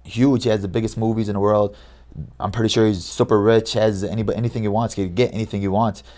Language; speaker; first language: English; native; English